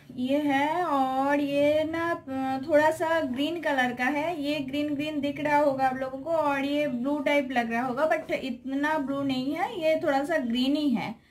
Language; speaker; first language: Hindi; non-native, local second language; Bangla